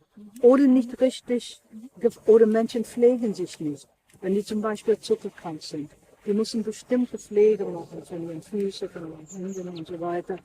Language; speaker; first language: German; non-native, fluent; English